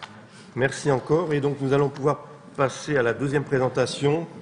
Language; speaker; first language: French; native; French